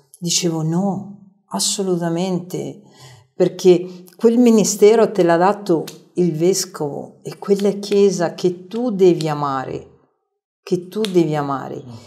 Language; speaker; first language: Italian; native; Italian